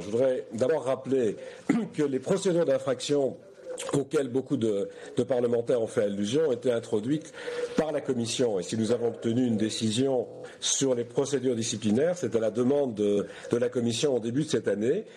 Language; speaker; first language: French; native; French